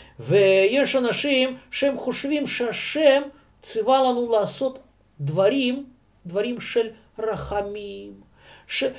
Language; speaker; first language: Hebrew; non-native, fluent; Russian